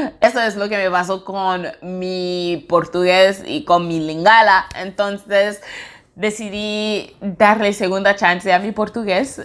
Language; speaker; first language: Spanish; non-native, fluent; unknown